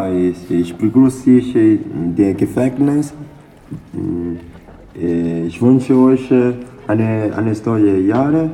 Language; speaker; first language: German; non-native, learner; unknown